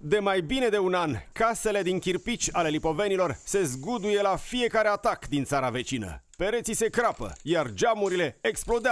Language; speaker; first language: Romanian; native; Romanian